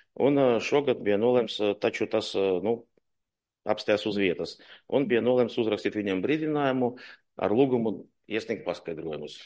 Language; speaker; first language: Latvian; non-native, local second language; Russian